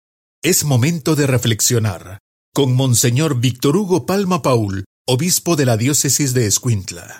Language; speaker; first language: Spanish; native; Spanish